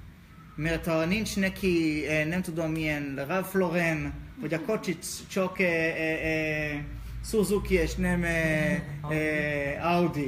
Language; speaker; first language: Hungarian; non-native, learner; Hebrew